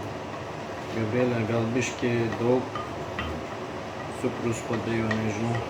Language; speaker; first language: Lithuanian; non-native, learner; Turkish